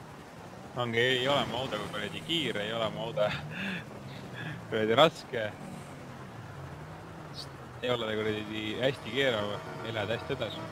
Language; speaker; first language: Estonian; native; Estonian